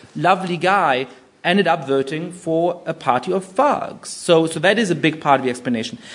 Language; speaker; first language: English; non-native, fluent; German